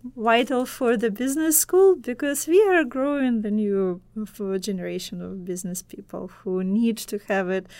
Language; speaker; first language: English; non-native, fluent; Russian